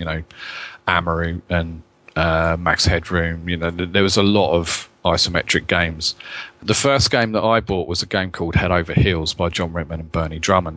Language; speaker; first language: English; native; English